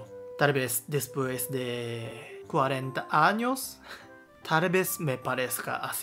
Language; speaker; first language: Spanish; non-native, learner; Japanese